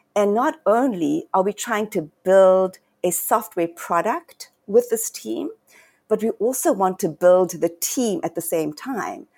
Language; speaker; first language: English; native; English